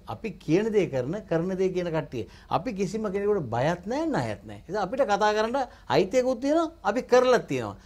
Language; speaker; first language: Sinhala; non-native, local second language; Tamil